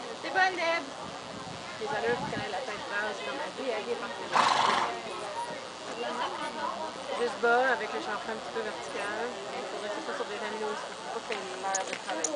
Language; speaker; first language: French; native; French